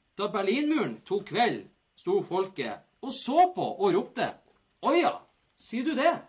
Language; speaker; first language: Norwegian; native; Norwegian